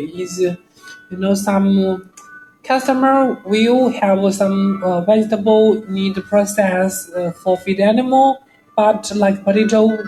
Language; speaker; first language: English; non-native, learner; Chinese